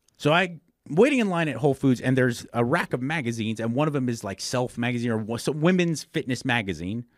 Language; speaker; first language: English; native; English